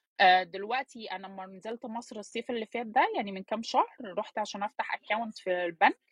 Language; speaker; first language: Arabic; early bilingual, heritage; Arabic